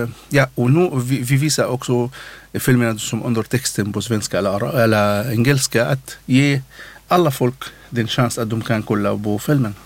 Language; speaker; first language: Swedish; non-native, learner; Arabic